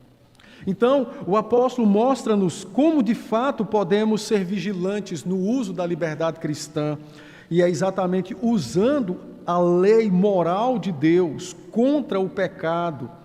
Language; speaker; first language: Portuguese; native; Portuguese